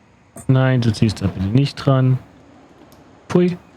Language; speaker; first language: German; native; German